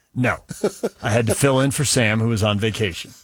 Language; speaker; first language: English; native; English